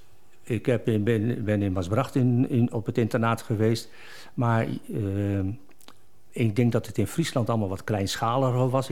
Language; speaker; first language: Dutch; native; Dutch